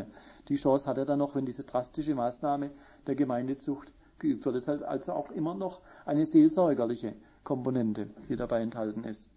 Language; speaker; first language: German; native; German